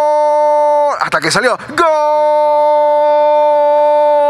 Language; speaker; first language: Spanish; native; Spanish